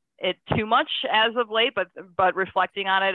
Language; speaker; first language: English; native; English